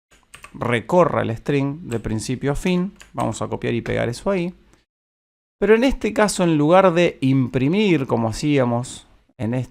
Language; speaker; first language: Spanish; native; Spanish